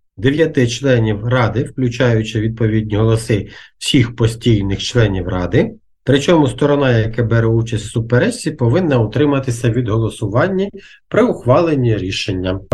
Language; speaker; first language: Ukrainian; native; Ukrainian